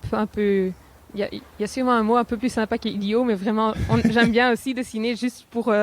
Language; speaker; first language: French; non-native, local second language; Dutch